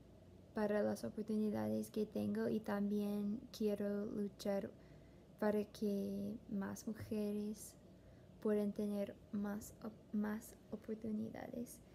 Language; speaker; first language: Spanish; non-native, fluent; English